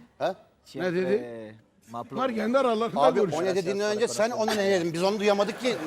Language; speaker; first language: Turkish; native; Turkish